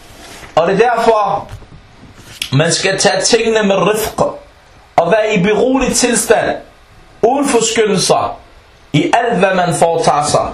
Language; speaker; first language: Danish; non-native, fluent; Arabic